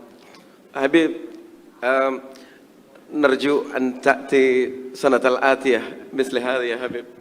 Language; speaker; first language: Arabic; non-native, learner; Indonesian